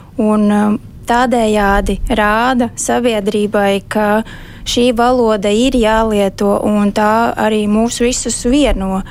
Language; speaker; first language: Latvian; native; Latvian